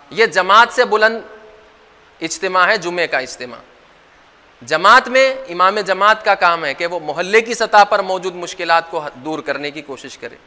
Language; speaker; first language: Urdu; native; Urdu